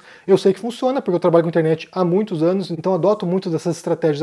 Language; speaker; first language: Portuguese; native; Portuguese